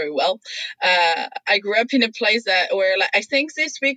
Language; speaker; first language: English; non-native, fluent; French